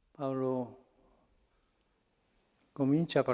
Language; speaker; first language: Italian; non-native, fluent; Spanish